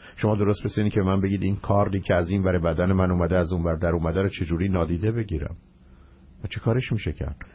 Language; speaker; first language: Persian; native; Persian